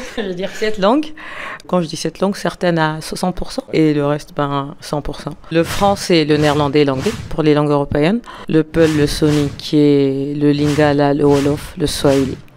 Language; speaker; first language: French; non-native, local second language; Lingala